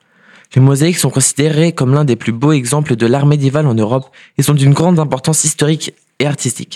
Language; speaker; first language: French; native; French